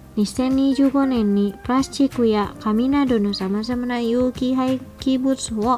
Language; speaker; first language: Japanese; non-native, fluent; Indonesian